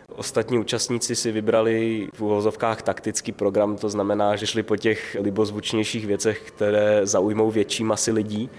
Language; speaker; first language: Czech; native; Czech